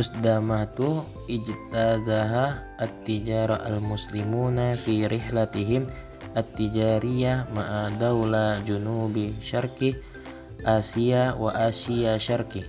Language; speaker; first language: Arabic; non-native, learner; Indonesian